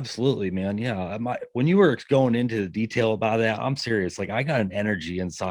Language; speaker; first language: English; native; English